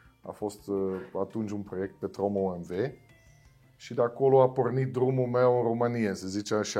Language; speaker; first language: Romanian; non-native, learner; Dutch